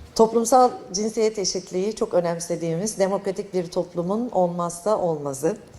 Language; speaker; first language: Turkish; native; Turkish